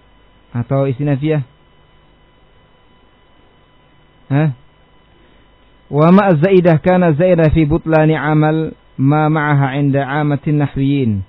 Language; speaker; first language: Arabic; non-native, fluent; Indonesian